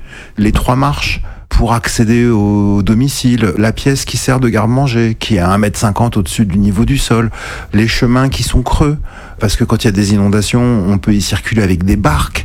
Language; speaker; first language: French; native; French